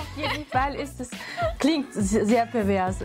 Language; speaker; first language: German; non-native, fluent; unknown